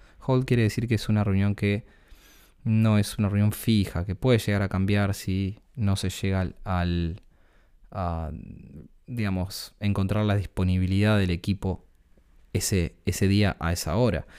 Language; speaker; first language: Spanish; native; Spanish